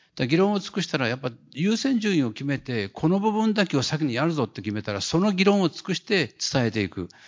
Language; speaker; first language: Japanese; native; Japanese